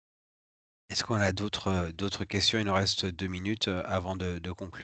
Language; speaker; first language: French; native; French